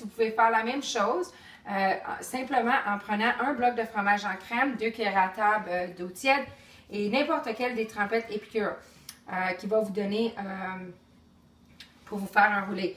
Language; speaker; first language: French; native; French